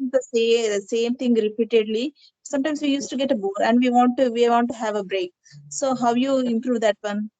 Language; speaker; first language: English; non-native, learner; Telugu